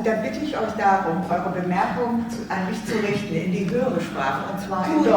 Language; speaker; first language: German; native; German